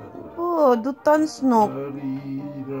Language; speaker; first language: German; non-native, learner; Filipino